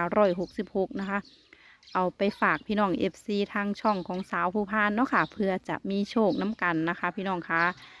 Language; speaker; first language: Thai; native; Thai